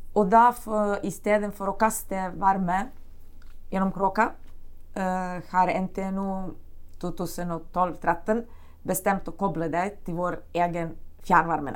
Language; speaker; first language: Norwegian; non-native, fluent; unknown